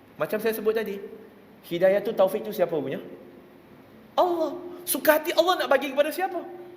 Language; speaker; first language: Malay; non-native, local second language; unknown